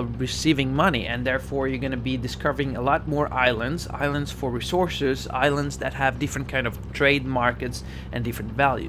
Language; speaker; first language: English; non-native, fluent; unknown